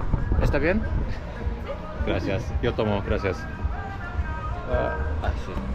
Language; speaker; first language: Spanish; non-native, learner; English